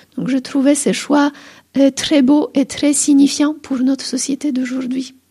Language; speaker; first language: French; non-native, fluent; Polish